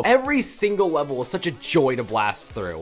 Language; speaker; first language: English; native; English